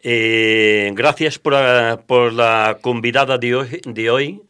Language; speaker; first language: Spanish; non-native, local second language; Galician